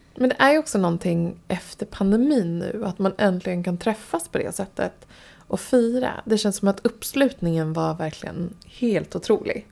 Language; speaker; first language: Swedish; native; Swedish